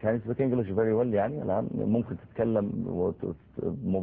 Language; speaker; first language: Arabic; native; Arabic